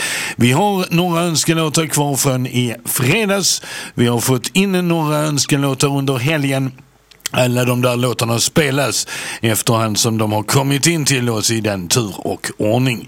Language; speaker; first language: Swedish; native; Swedish